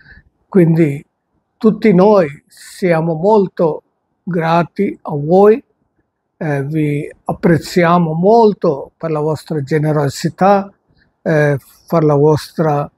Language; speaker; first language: Italian; non-native, fluent; Telugu